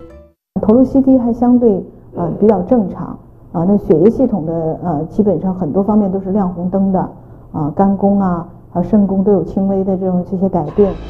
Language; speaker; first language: Chinese; native; Chinese